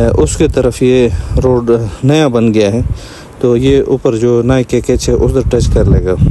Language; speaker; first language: Urdu; non-native, local second language; Shina